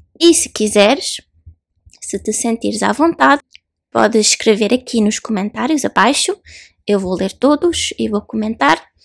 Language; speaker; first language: Portuguese; native; Portuguese